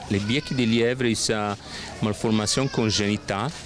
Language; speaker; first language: French; non-native, learner; Italian